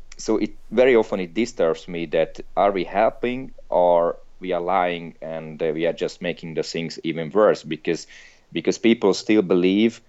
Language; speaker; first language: English; non-native, fluent; Hungarian